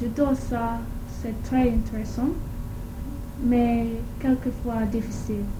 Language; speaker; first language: French; non-native, learner; English